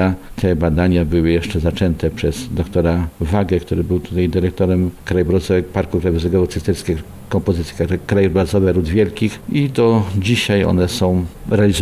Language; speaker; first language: Polish; native; Polish